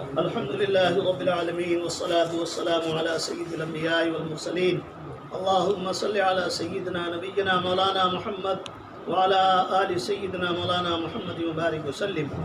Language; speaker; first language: Urdu; native; Urdu